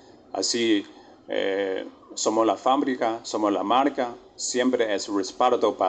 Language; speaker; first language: Spanish; non-native, learner; Chinese